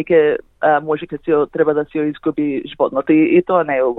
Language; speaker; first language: Macedonian; early bilingual, heritage; Macedonian